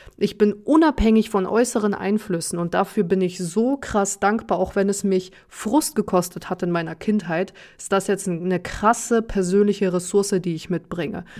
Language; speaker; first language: German; early bilingual, other home language; Russian